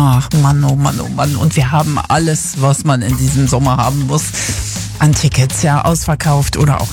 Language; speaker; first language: German; native; German